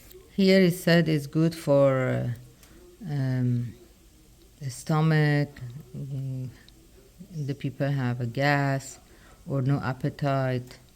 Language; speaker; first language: English; non-native, learner; Persian